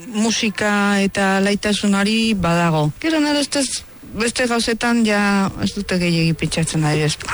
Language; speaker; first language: Basque; early bilingual, heritage; Spanish